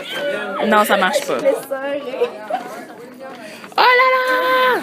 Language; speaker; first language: French; native; French